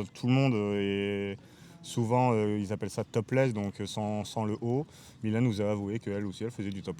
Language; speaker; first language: French; native; French